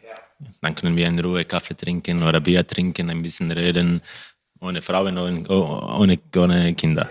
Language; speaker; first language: German; non-native, learner; Croatian